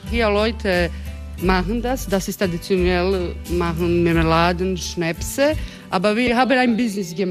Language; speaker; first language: German; non-native, fluent; Croatian